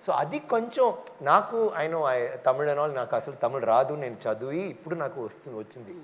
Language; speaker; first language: Telugu; non-native, local second language; Tamil